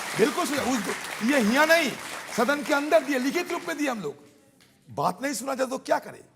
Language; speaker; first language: Hindi; non-native, local second language; Bangla